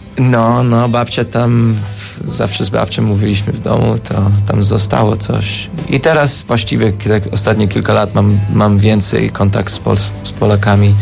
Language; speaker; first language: Polish; early bilingual, heritage; Polish